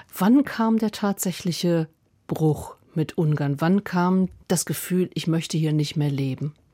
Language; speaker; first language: German; native; German